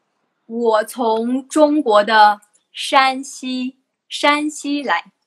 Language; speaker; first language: Chinese; non-native, learner; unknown